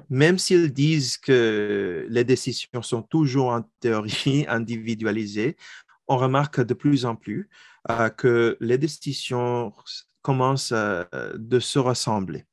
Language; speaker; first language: French; non-native, local second language; English